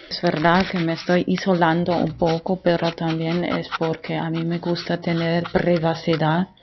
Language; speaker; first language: Spanish; non-native, fluent; German